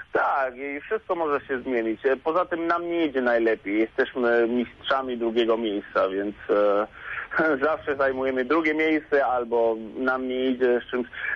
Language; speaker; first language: Polish; non-native, fluent; Spanish